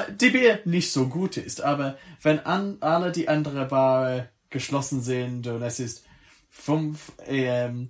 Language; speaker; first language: German; non-native, learner; English